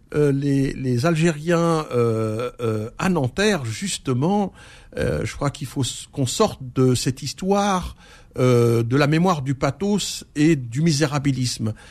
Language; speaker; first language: French; early bilingual, other home language; Arabic